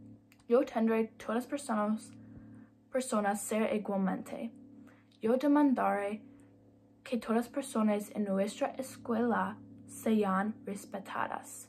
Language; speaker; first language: Spanish; non-native, learner; English